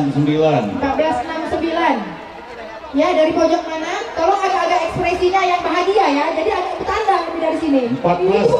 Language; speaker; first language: Malay; native; Malay